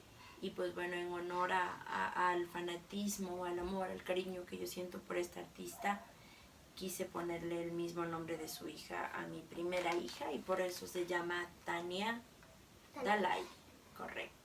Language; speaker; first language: Spanish; native; Spanish